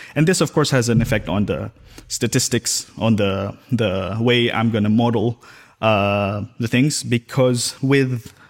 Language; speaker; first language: English; non-native, local second language; Filipino